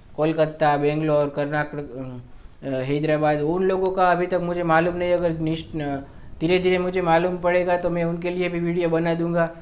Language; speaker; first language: Hindi; non-native, local second language; Gujarati